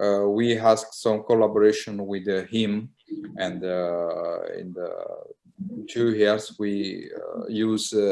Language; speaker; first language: English; non-native, learner; Italian